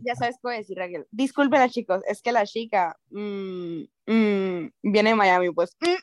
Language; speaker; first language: Spanish; early bilingual, heritage; Spanish